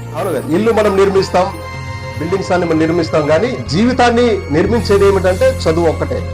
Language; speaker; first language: Telugu; non-native, local second language; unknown